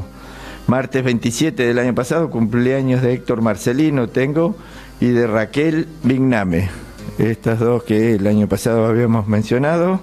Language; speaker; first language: Spanish; native; Spanish